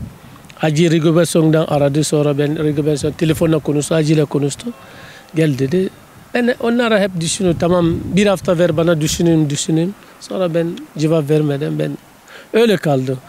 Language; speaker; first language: Turkish; non-native, learner; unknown